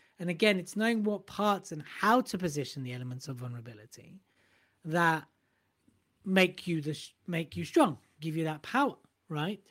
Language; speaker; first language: English; native; English